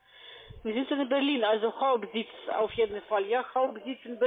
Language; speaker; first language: German; non-native, fluent; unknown